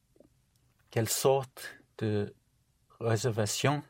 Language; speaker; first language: French; non-native, learner; English